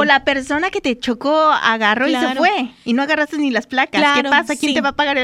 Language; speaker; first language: Spanish; native; Spanish